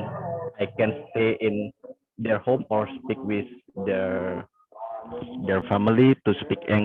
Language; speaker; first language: English; non-native, learner; Indonesian